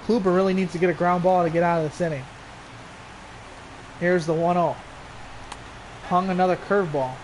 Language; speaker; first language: English; native; English